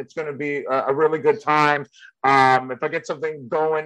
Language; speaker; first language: English; early bilingual, other home language; Spanish